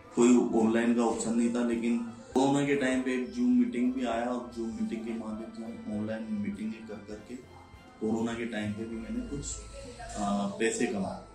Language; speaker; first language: Hindi; native; Hindi